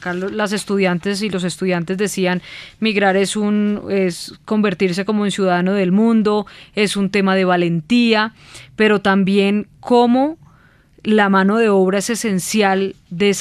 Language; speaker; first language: Spanish; native; Spanish